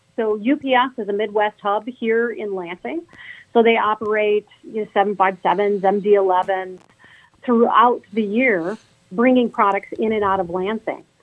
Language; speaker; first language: English; native; English